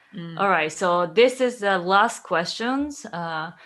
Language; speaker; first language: English; non-native, fluent; Japanese